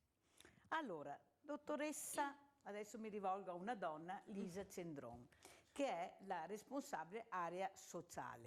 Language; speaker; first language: Italian; native; Italian